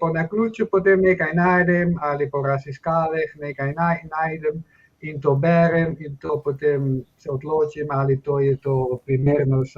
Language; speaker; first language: Slovenian; non-native, fluent; Spanish